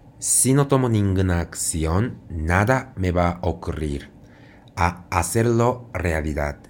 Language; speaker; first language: Spanish; non-native, fluent; Japanese